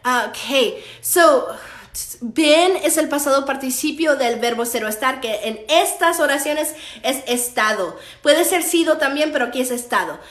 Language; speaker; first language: Spanish; early bilingual, heritage; Spanish